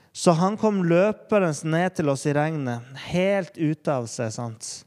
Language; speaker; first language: Norwegian; native; Norwegian